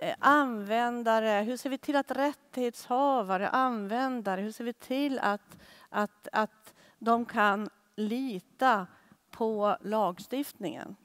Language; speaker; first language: Swedish; native; Swedish